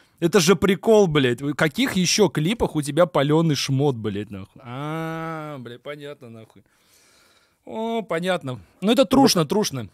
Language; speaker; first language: Russian; native; Russian